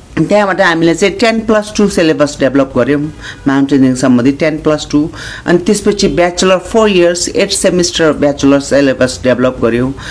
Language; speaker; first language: Nepali; non-native, local second language; Sherpa